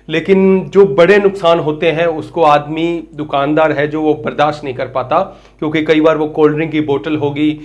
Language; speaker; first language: Hindi; native; Hindi